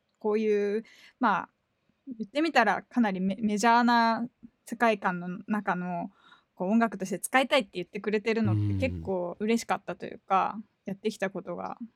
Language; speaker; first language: Japanese; native; Japanese